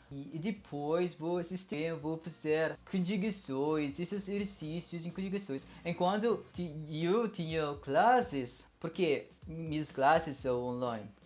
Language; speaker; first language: Portuguese; non-native, learner; Filipino